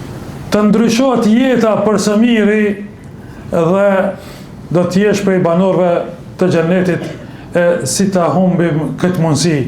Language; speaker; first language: Albanian; native; Albanian